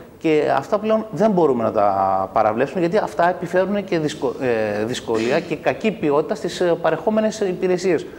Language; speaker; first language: Greek; native; Greek